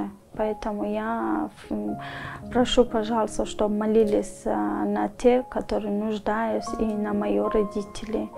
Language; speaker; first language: Russian; non-native, learner; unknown